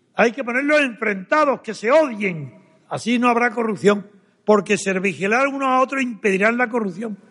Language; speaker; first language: Spanish; native; Spanish